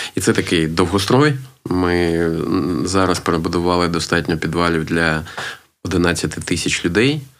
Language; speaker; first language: Ukrainian; non-native, local second language; Russian